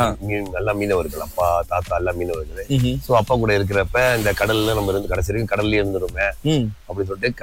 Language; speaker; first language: Tamil; early bilingual, heritage; Tamil